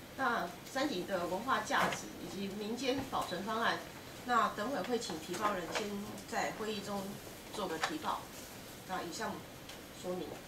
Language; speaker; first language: Chinese; native; Chinese